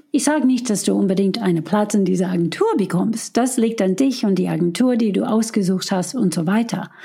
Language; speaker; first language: German; non-native, fluent; English